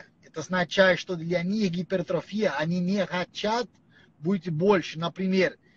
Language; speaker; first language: Russian; non-native, learner; Portuguese